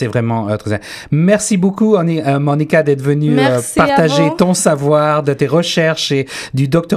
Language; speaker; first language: French; native; French